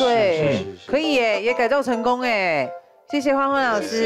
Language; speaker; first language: Chinese; native; Chinese